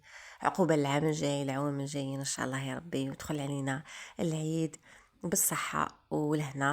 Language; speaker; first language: Arabic; native; Arabic